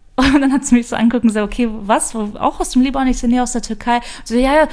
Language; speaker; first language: German; early bilingual, other home language; Turkish